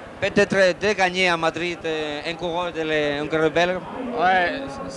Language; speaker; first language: French; non-native, learner; Spanish